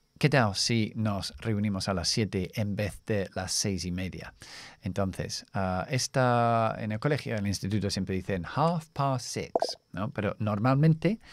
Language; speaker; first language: Spanish; non-native, fluent; English